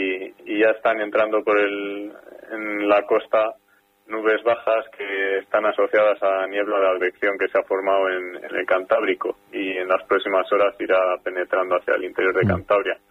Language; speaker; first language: Spanish; native; Spanish